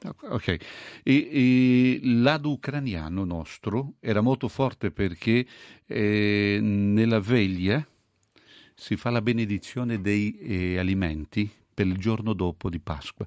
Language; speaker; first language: Italian; non-native, fluent; Portuguese